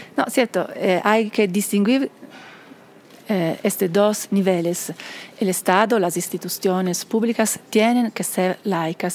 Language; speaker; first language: Spanish; non-native, fluent; Italian